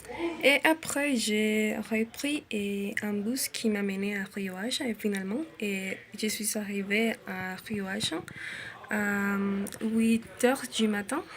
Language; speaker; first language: French; non-native, learner; Spanish